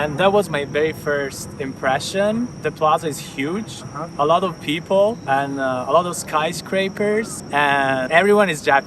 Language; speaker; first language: English; non-native, fluent; Italian